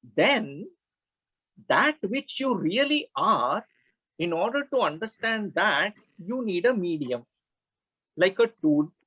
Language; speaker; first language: English; non-native, local second language; Kannada